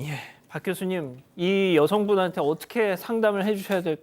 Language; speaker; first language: Korean; native; Korean